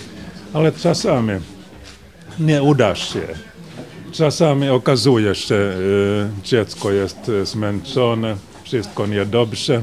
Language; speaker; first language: Polish; non-native, learner; Finnish